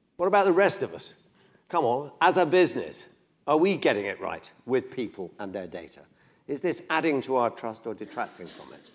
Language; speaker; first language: English; native; English